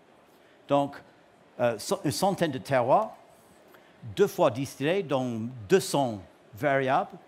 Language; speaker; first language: French; non-native, learner; English